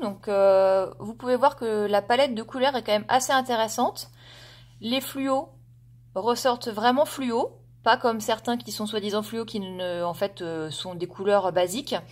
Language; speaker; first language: French; native; French